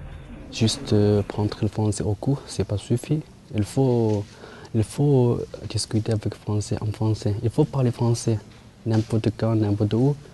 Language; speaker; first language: French; non-native, learner; Chinese